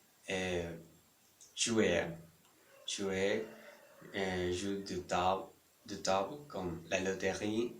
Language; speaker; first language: French; non-native, learner; Spanish